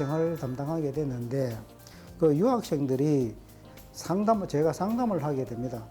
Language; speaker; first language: Korean; native; Korean